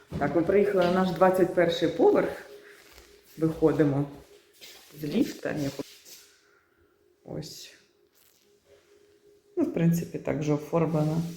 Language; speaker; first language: Ukrainian; native; Ukrainian